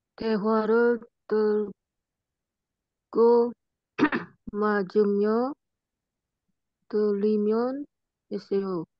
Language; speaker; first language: Korean; non-native, learner; Indonesian